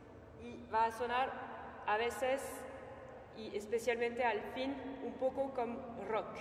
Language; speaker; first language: Spanish; non-native, fluent; French